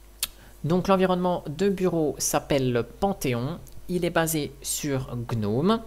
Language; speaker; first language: French; native; French